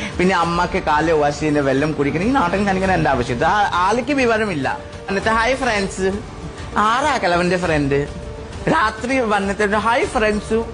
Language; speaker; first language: Malayalam; non-native, fluent; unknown